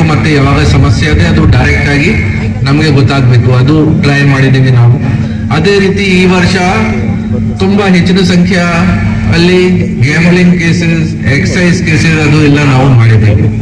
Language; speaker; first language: Kannada; non-native, local second language; Hindi